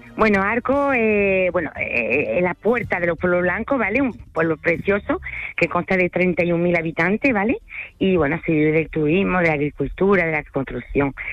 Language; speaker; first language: Spanish; early bilingual, other home language; French